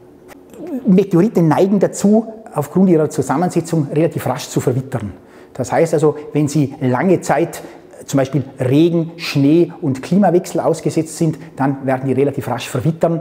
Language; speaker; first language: German; native; German